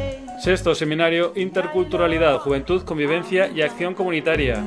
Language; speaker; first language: Spanish; native; Spanish